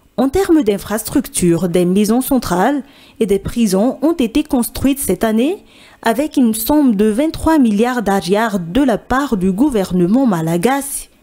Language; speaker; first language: French; non-native, local second language; Malagasy